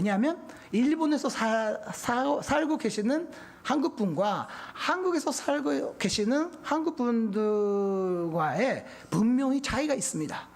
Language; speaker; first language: Korean; non-native, fluent; Japanese